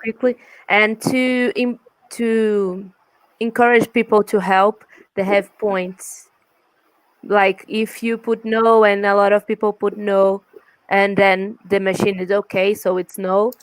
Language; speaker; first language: English; non-native, learner; Portuguese